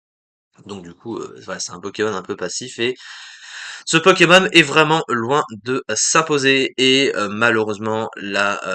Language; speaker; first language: French; native; French